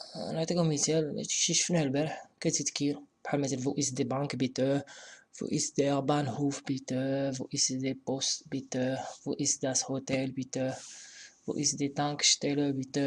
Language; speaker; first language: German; non-native, fluent; Arabic